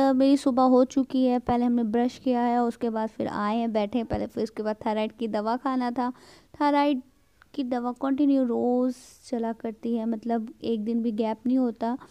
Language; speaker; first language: Hindi; native; Hindi